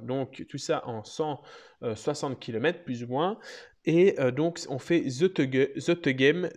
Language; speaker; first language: French; native; French